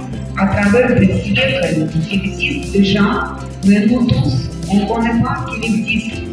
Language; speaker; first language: French; non-native, fluent; Russian